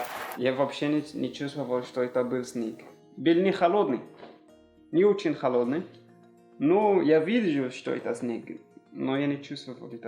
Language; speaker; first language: Russian; non-native, learner; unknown